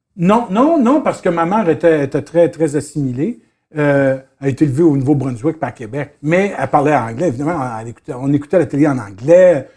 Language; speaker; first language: French; native; French